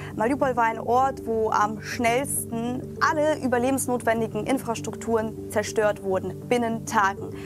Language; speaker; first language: German; native; German